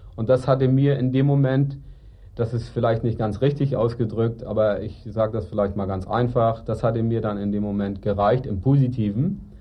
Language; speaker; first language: German; native; German